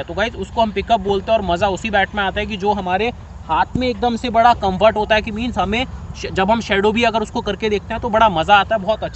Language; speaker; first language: Hindi; native; Hindi